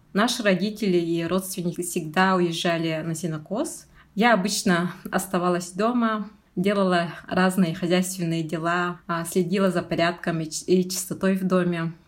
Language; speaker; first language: Russian; non-native, local second language; Yakut